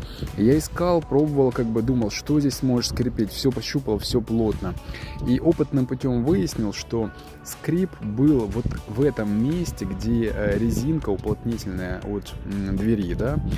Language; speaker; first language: Russian; native; Russian